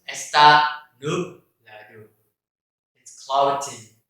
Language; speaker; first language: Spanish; non-native, learner; Indonesian